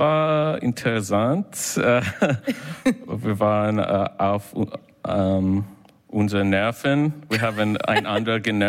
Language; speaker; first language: German; non-native, learner; English